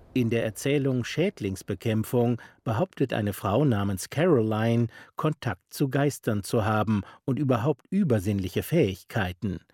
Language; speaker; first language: German; native; German